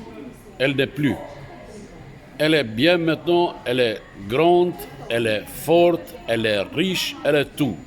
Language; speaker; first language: French; non-native, fluent; Turkish